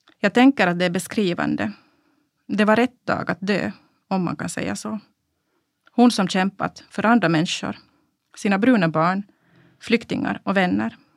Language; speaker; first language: Swedish; native; Swedish